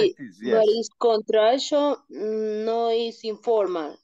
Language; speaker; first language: English; non-native, learner; Spanish